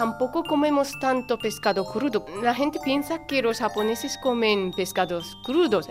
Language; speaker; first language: Spanish; non-native, fluent; Japanese